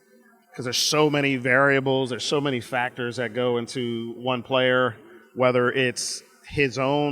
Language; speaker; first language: English; native; English